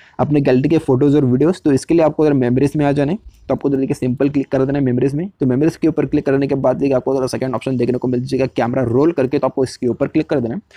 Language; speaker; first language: Hindi; native; Hindi